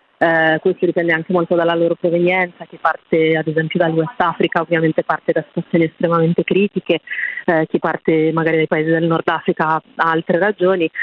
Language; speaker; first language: Italian; native; Italian